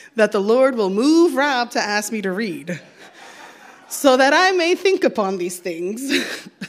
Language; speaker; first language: English; early bilingual, other home language; Spanish